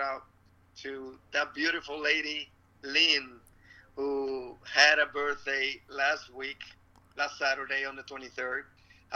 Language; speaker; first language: English; non-native, fluent; Spanish